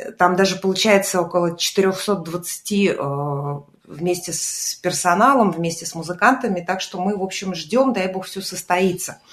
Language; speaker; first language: Russian; native; Russian